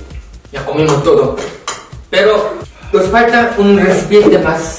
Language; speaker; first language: Spanish; non-native, fluent; Korean